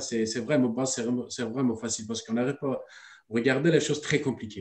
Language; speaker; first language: French; non-native, learner; Turkish